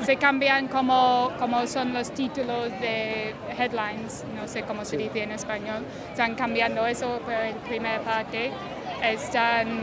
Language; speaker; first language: Spanish; non-native, fluent; English